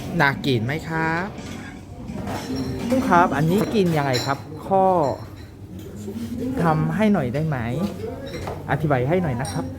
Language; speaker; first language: Thai; non-native, learner; Korean